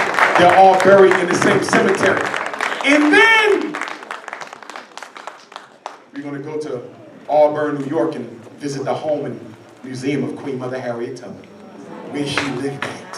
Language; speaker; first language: English; native; English